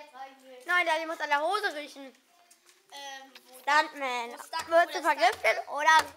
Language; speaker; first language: German; native; German